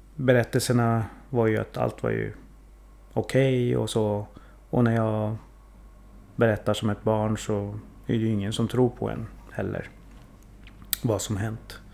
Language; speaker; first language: Swedish; early bilingual, other home language; Thai